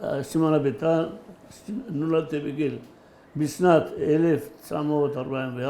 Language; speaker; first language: Hebrew; early bilingual, other home language; Arabic